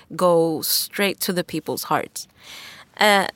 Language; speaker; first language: English; non-native, fluent; Wolof